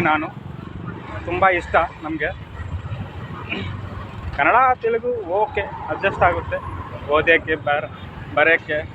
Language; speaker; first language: Kannada; non-native, learner; Telugu